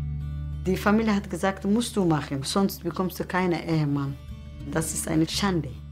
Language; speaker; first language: German; non-native, learner; Somali